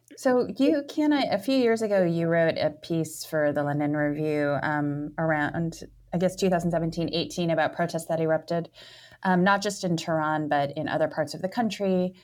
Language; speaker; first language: English; native; English